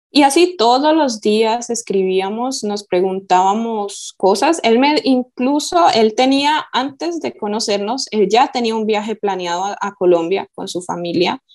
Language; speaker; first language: Spanish; native; Spanish